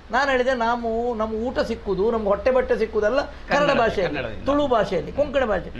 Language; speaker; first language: Kannada; non-native, local second language; Tulu